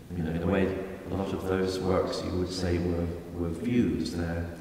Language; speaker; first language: English; native; English